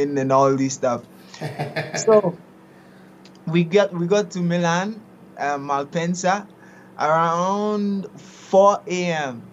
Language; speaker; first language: English; non-native, local second language; Akan